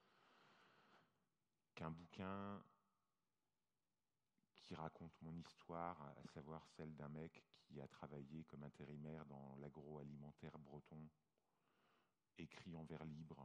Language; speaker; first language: French; native; French